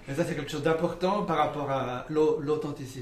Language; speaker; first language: French; native; French